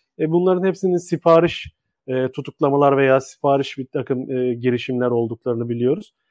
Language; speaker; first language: Turkish; native; Turkish